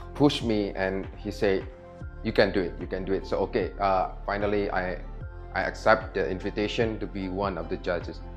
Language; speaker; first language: English; non-native, fluent; Indonesian